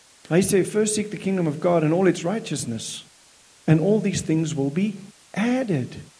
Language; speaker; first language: English; non-native, local second language; Afrikaans